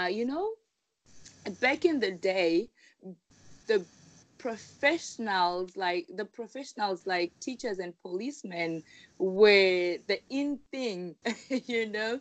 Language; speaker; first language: English; non-native, local second language; Shona